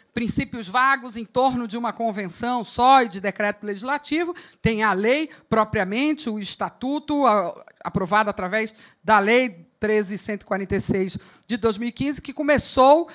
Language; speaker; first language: Portuguese; native; Portuguese